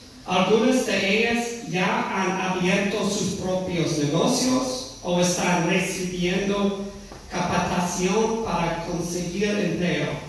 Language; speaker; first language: Spanish; non-native, fluent; English